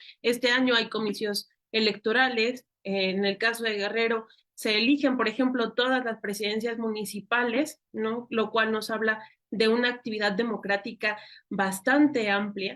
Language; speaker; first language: Spanish; native; Spanish